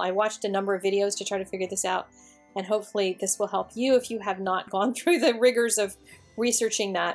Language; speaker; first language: English; native; English